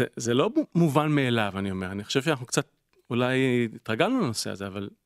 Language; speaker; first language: Hebrew; native; Hebrew